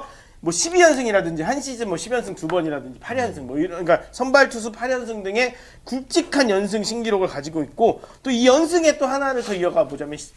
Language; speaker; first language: Korean; native; Korean